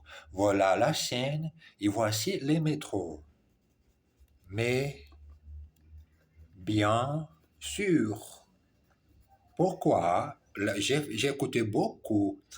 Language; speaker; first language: French; non-native, learner; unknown